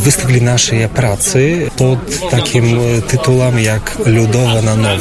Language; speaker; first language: Polish; non-native, local second language; Ukrainian